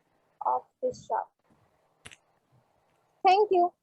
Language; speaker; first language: English; non-native, learner; Hindi